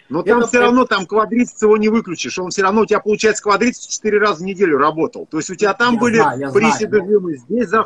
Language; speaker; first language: Russian; native; Russian